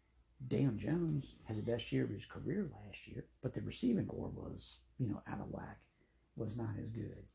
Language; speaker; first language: English; native; English